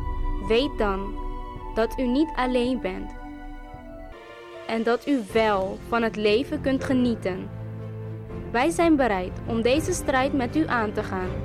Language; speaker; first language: Dutch; native; Dutch